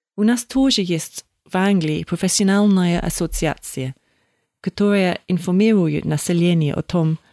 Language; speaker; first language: Russian; non-native, fluent; English